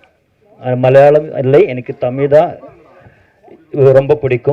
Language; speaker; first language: Tamil; non-native, learner; Malayalam